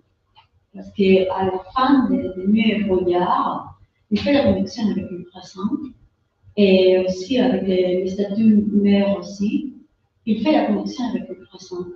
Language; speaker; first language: French; non-native, fluent; Spanish